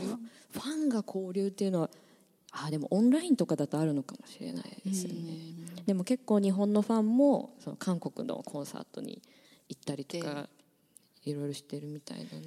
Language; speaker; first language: Japanese; native; Japanese